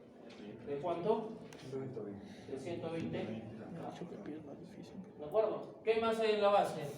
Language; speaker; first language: Spanish; native; Spanish